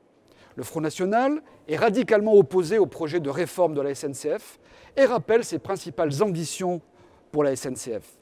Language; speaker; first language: French; native; French